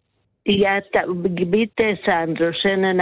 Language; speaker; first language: German; non-native, learner; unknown